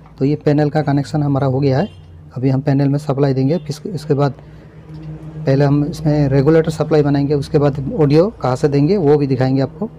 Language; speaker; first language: Hindi; native; Hindi